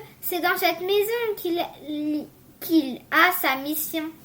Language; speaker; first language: French; native; French